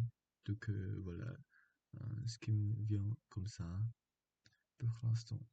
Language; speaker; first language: French; non-native, learner; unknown